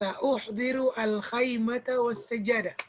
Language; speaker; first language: Arabic; non-native, fluent; Indonesian